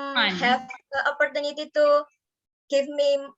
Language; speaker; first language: English; non-native, learner; Indonesian